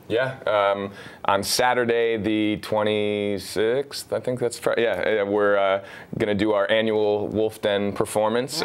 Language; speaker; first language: English; native; English